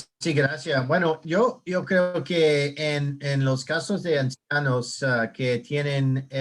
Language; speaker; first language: Spanish; non-native, learner; English